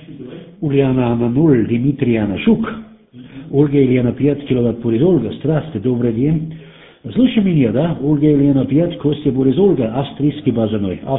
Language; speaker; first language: Russian; non-native, learner; German